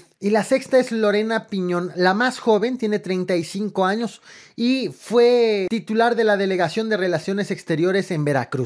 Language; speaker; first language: Spanish; native; Spanish